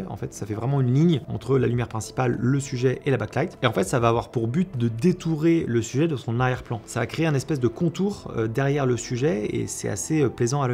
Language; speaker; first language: French; native; French